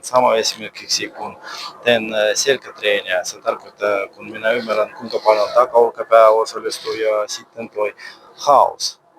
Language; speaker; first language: Finnish; non-native, learner; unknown